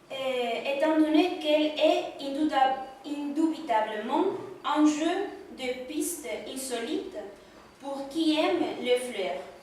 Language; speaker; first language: French; non-native, learner; Spanish